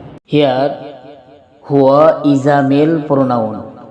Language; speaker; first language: English; non-native, local second language; Bangla